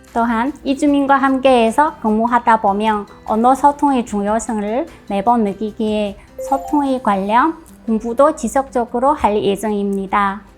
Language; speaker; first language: Korean; non-native, fluent; Chinese